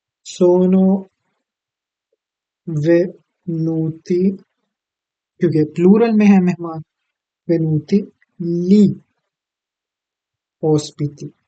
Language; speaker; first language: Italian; non-native, fluent; Urdu